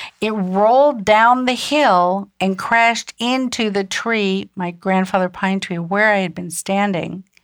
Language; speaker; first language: English; early bilingual, other home language; German